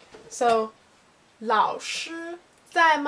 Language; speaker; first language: Chinese; non-native, learner; English